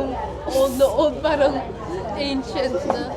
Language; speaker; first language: Filipino; early bilingual, heritage; Filipino